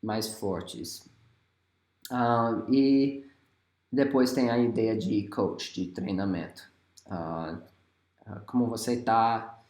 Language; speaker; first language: Portuguese; non-native, fluent; English